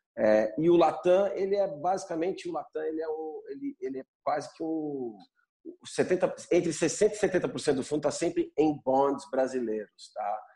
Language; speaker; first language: Portuguese; native; Portuguese